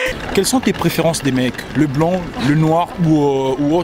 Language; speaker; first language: French; native; French